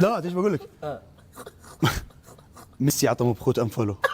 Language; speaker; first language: Arabic; native; Arabic